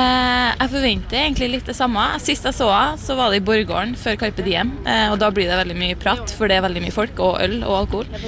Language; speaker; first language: Norwegian; native; Norwegian